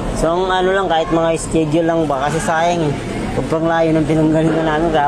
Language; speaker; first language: Filipino; non-native, local second language; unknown